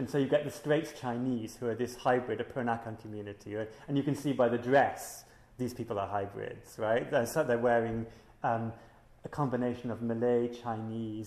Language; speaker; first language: English; native; English